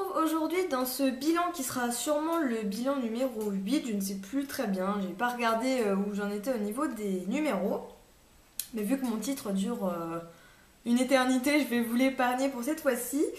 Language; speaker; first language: French; native; French